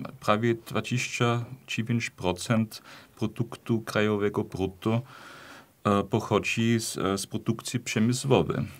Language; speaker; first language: Polish; non-native, fluent; German